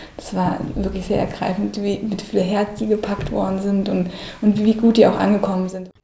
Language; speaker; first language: German; native; German